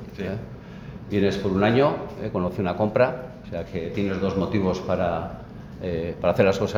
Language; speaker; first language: Spanish; native; Spanish